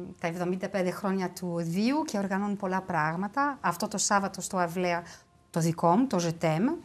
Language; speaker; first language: Greek; early bilingual, heritage; Greek